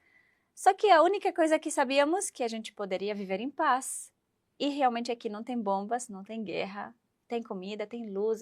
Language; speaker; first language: Portuguese; non-native, fluent; Arabic